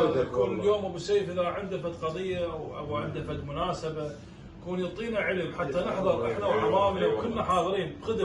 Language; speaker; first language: Arabic; native; Arabic